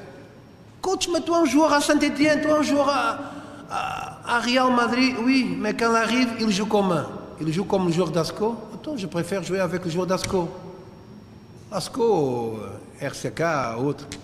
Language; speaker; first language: French; non-native, fluent; Portuguese